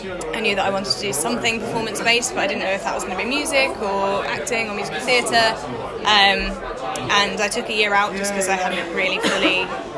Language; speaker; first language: English; native; English